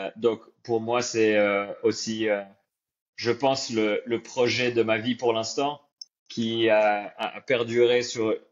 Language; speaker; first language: French; native; French